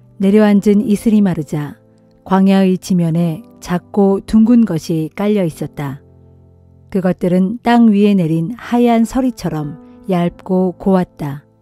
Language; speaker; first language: Korean; native; Korean